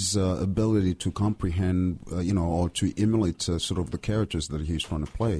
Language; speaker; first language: English; non-native, fluent; French